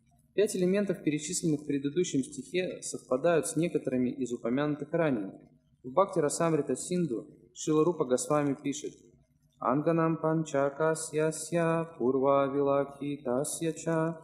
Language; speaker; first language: Russian; native; Russian